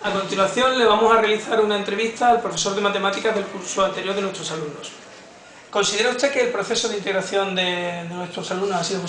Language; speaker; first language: Spanish; native; Spanish